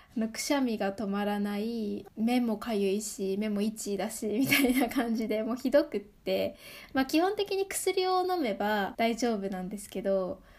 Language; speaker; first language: Japanese; native; Japanese